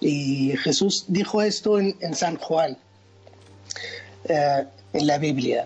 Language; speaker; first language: Spanish; non-native, fluent; Arabic